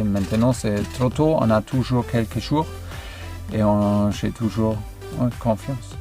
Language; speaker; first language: French; non-native, fluent; German